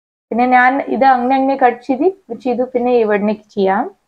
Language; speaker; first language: Malayalam; non-native, learner; Hindi